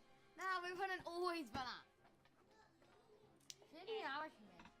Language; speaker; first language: Welsh; non-native, local second language; English